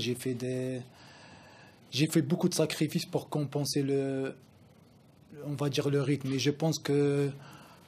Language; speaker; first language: French; non-native, local second language; Arabic